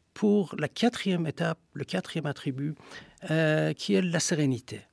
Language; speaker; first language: French; non-native, fluent; Persian